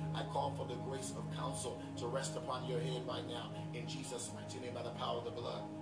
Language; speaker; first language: English; native; English